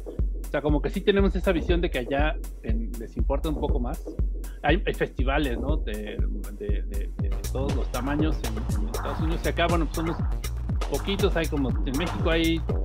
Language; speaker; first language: Spanish; native; Spanish